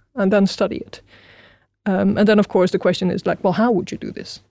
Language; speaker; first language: English; non-native, fluent; Dutch